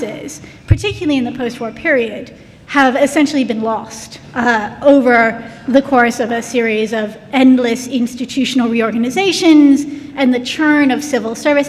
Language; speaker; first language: English; native; English